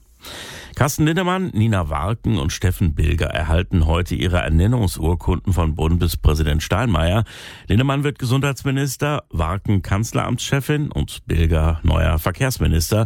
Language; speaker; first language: German; native; German